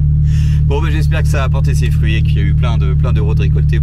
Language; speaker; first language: French; native; French